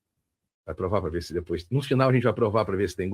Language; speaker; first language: Portuguese; native; Portuguese